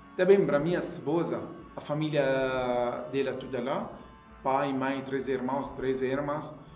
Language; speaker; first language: Portuguese; non-native, learner; Arabic